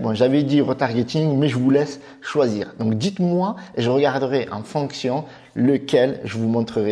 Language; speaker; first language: French; native; French